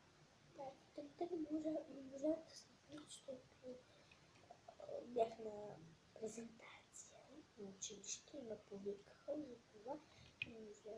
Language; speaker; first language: Bulgarian; native; Bulgarian